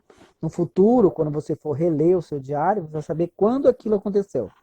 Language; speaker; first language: Portuguese; native; Portuguese